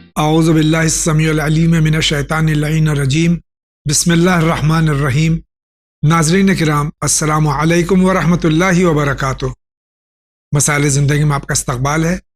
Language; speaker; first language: Urdu; native; Urdu